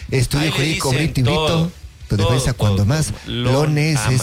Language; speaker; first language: Spanish; native; Spanish